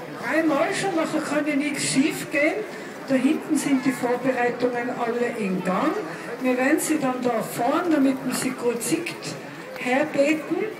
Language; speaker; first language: German; native; German